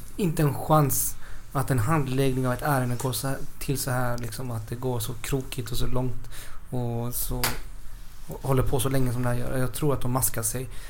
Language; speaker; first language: Swedish; early bilingual, other home language; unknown